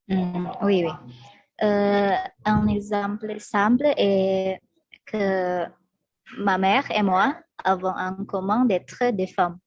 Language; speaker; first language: French; non-native, fluent; Indonesian